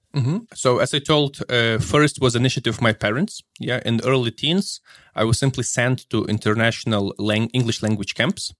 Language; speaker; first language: English; non-native, fluent; Ukrainian